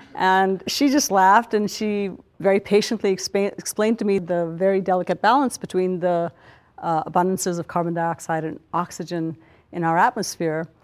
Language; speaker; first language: English; non-native, local second language; Punjabi